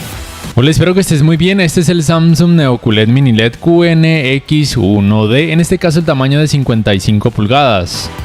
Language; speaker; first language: Spanish; native; Spanish